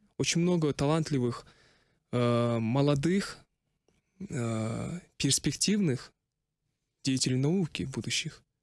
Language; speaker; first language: Russian; non-native, local second language; Kazakh